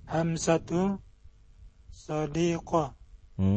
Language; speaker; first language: Arabic; non-native, learner; Indonesian